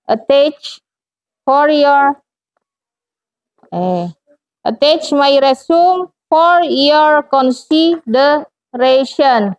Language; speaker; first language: English; non-native, local second language; Indonesian